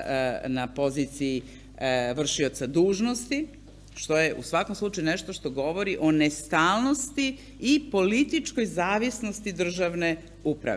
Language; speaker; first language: Serbian; native; Serbian